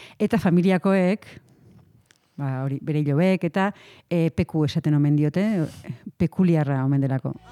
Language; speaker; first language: Basque; native; Basque